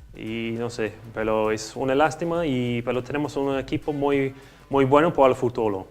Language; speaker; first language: Spanish; non-native, learner; English